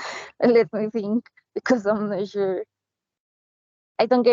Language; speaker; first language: English; non-native, learner; Spanish